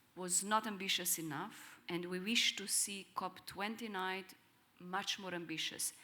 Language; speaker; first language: English; non-native, fluent; Slovenian